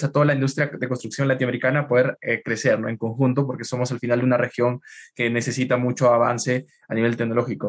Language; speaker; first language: Spanish; native; Spanish